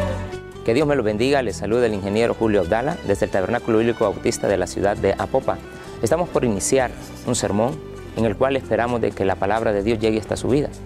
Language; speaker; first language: Spanish; native; Spanish